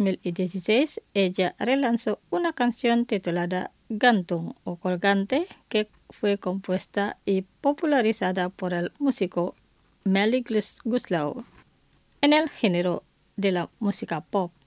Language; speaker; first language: Spanish; non-native, fluent; Indonesian